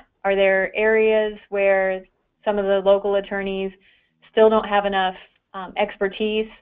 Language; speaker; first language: English; native; English